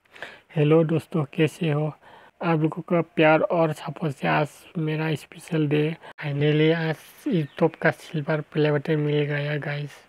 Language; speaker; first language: Hindi; non-native, local second language; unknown